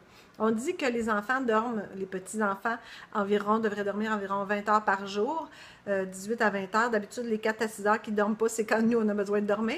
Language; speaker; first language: French; native; French